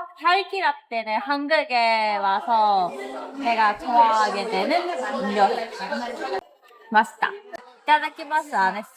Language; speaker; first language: Korean; non-native, learner; Japanese